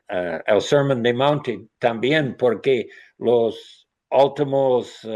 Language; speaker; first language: Spanish; non-native, learner; English